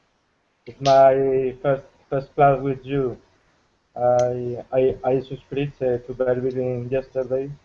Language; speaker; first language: English; non-native, learner; Spanish